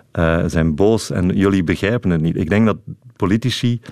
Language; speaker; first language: Dutch; native; Dutch